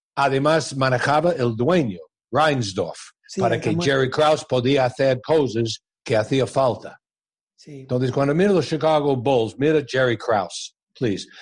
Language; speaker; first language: Spanish; non-native, fluent; English